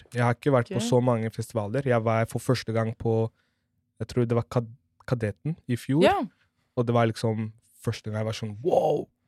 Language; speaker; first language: Norwegian; non-native, fluent; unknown